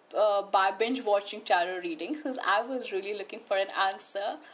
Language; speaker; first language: English; non-native, local second language; Hindi